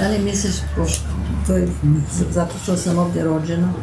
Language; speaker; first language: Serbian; early bilingual, heritage; Serbian